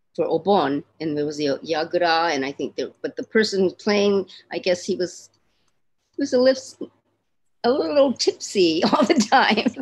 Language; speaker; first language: English; native; English